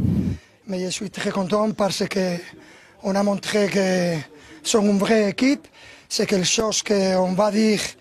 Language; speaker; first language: French; non-native, fluent; Spanish